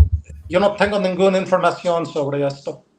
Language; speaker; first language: Spanish; non-native, learner; English